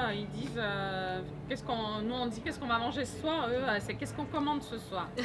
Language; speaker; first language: French; early bilingual, other home language; Greek